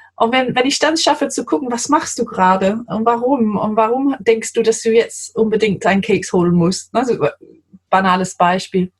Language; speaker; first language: German; non-native, fluent; English